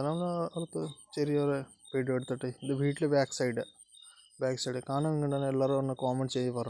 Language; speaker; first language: Malayalam; non-native, learner; Bangla